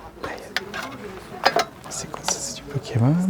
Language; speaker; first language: French; native; French